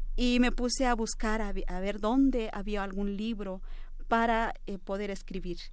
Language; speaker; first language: Spanish; non-native, local second language; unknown